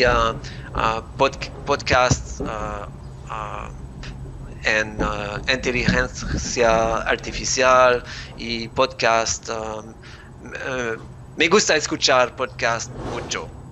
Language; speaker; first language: Spanish; non-native, learner; English